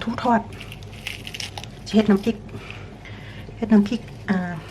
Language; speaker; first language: Thai; native; Thai